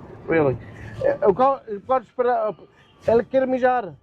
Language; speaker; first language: Portuguese; non-native, learner; German